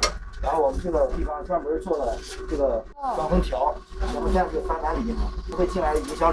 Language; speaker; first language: Chinese; native; Chinese